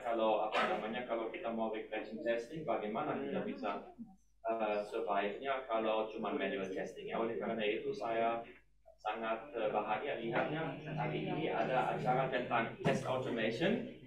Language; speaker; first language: Indonesian; non-native, fluent; German